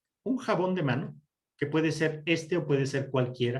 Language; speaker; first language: Spanish; native; Spanish